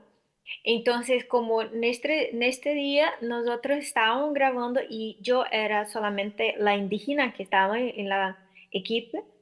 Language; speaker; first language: Spanish; non-native, learner; Portuguese